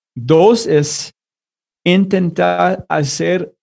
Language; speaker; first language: Spanish; non-native, fluent; English